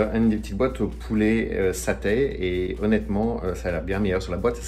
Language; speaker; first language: French; native; French